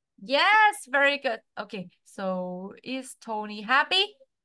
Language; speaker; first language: English; non-native, fluent; Vietnamese